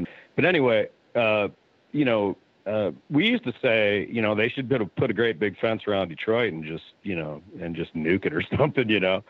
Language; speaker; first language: English; native; English